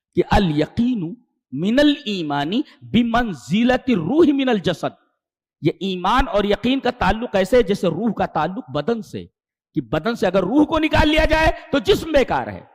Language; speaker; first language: Urdu; native; Urdu